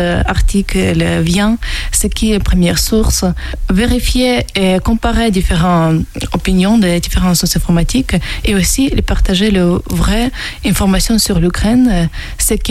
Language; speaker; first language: French; non-native, fluent; Ukrainian